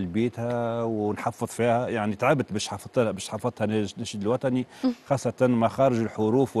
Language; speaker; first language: Arabic; native; Arabic